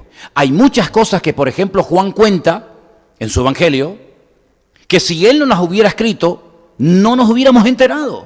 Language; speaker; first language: Spanish; native; Spanish